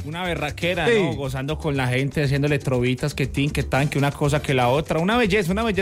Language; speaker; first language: Spanish; native; Spanish